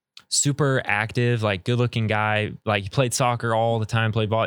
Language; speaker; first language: English; native; English